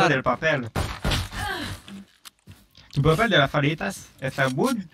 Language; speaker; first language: Spanish; non-native, learner; French